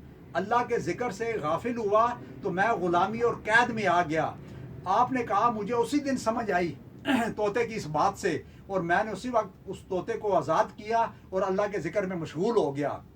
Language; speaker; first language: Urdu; non-native, local second language; Punjabi